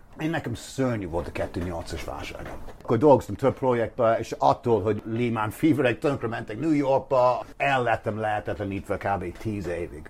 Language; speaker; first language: Hungarian; non-native, fluent; English